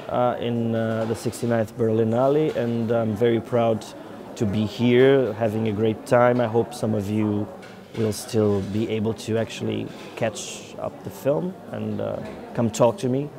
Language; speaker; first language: English; non-native, fluent; Portuguese